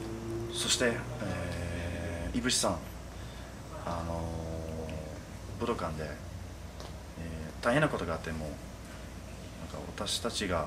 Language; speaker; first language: Japanese; non-native, fluent; English